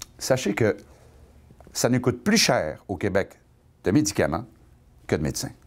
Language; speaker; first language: French; native; French